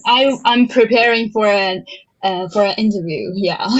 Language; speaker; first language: English; non-native, learner; Chinese